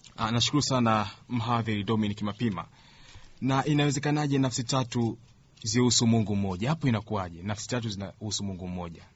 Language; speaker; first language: Swahili; native; Swahili